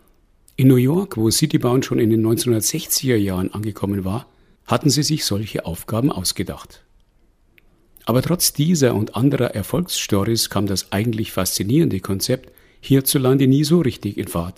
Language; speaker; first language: German; native; German